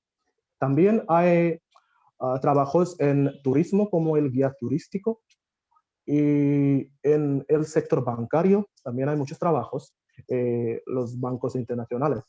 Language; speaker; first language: Spanish; non-native, fluent; Bangla